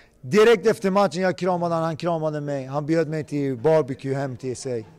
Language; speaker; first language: Swedish; early bilingual, other home language; Persian